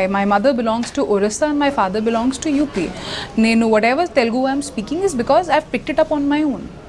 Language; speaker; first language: Telugu; non-native, local second language; Hindi